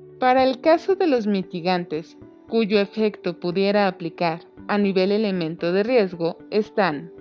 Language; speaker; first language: Spanish; native; Spanish